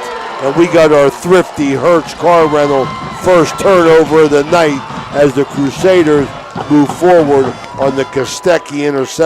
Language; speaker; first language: English; native; English